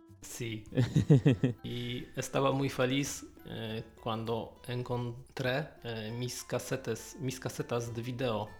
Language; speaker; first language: Spanish; non-native, learner; Polish